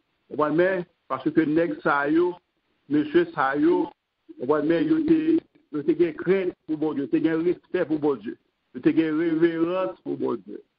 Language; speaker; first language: French; non-native, local second language; Haitian Creole